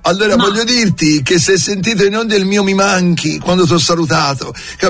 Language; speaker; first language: Italian; native; Italian